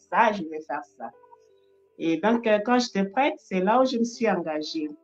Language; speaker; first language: French; non-native, local second language; Lingala